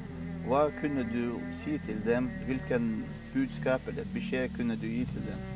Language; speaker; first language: Norwegian; non-native, fluent; Chechen